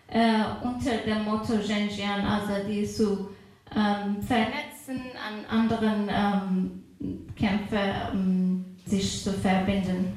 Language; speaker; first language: German; non-native, fluent; Persian